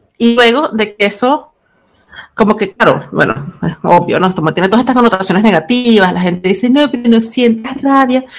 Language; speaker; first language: Spanish; native; Spanish